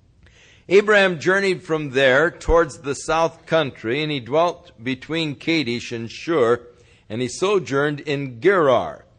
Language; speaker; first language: English; native; English